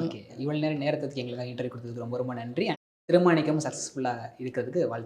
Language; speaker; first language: Tamil; native; Tamil